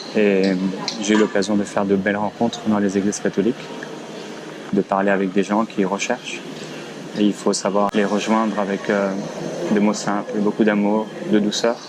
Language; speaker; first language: French; native; French